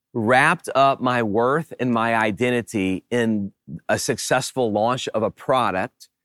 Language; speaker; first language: English; native; English